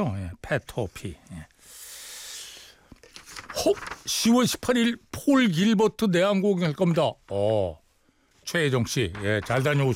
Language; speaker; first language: Korean; native; Korean